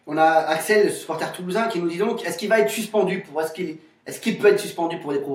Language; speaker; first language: French; native; French